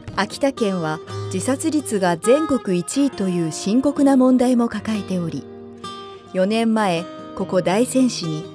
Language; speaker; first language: Japanese; native; Japanese